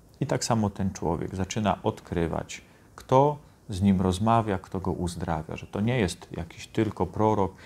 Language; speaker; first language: Polish; native; Polish